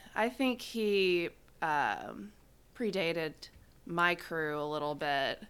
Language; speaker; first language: English; native; English